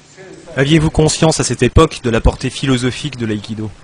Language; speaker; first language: French; native; French